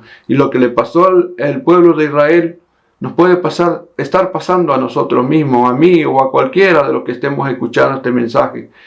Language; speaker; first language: Spanish; native; Spanish